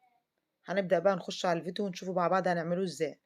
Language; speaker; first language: Arabic; native; Arabic